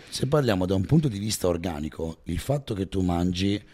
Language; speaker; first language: Italian; native; Italian